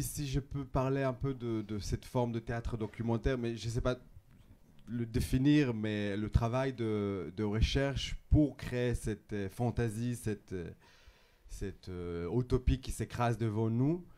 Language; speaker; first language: French; non-native, fluent; Hebrew